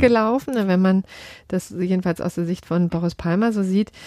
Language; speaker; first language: German; native; German